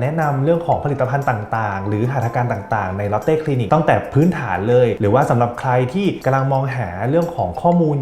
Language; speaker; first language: Thai; native; Thai